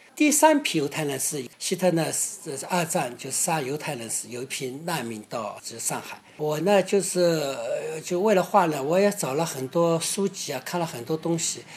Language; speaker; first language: Chinese; native; Chinese